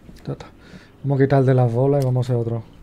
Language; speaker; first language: Spanish; native; Spanish